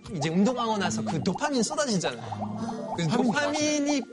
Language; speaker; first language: Korean; non-native, fluent; French